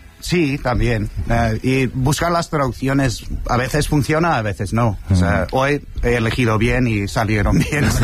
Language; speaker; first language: Spanish; non-native, fluent; English